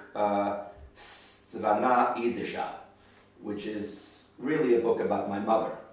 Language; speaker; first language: English; native; English